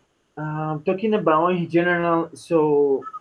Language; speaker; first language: English; non-native, learner; Spanish